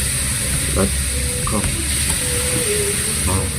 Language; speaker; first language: Indonesian; native; Indonesian